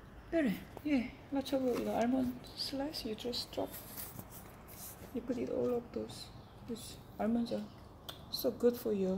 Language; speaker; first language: English; non-native, fluent; Korean